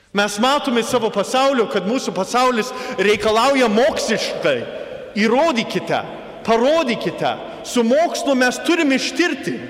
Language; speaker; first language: Lithuanian; early bilingual, heritage; Lithuanian